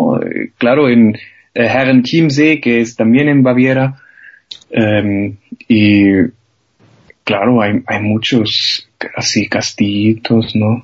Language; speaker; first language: Spanish; non-native, fluent; German